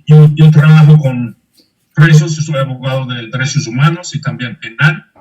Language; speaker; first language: Spanish; non-native, fluent; English